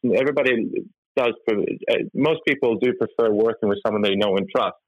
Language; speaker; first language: English; non-native, fluent; Norwegian